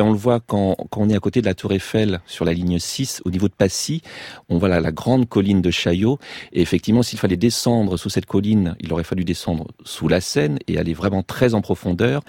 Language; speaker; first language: French; native; French